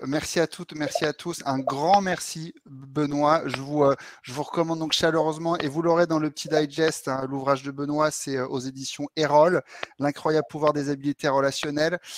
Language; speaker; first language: French; native; French